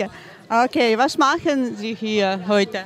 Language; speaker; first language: German; non-native, learner; Ukrainian